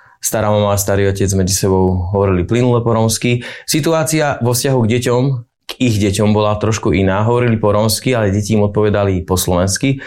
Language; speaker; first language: Slovak; native; Slovak